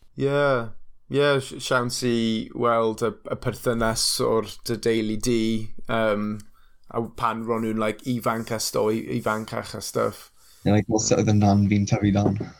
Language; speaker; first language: Welsh; non-native, local second language; English